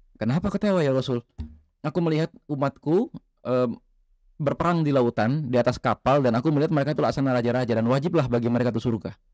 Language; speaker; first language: Indonesian; native; Indonesian